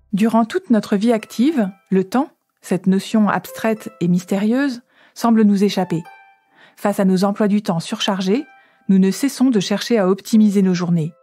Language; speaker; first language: French; native; French